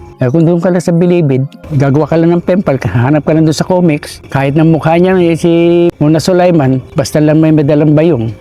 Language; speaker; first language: Filipino; native; Filipino